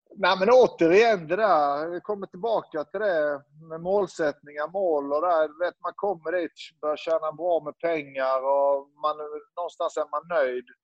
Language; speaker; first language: Swedish; early bilingual, other home language; Serbian